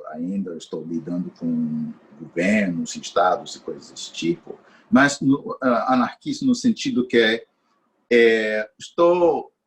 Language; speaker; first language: Portuguese; non-native, fluent; English